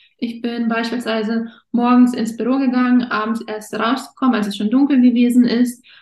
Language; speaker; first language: German; early bilingual, other home language; Russian